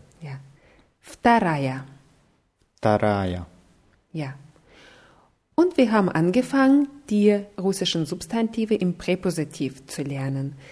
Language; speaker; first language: German; non-native, fluent; Russian